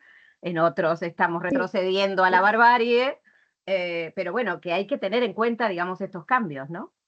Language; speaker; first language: Spanish; native; Spanish